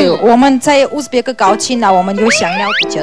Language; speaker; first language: Chinese; non-native, learner; Russian